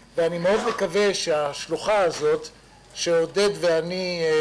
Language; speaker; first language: Hebrew; native; Hebrew